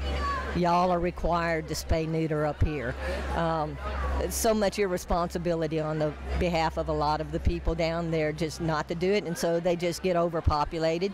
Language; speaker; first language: English; native; English